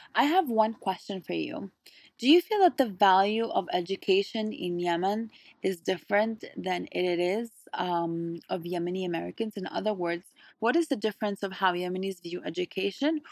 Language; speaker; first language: English; early bilingual, other home language; Arabic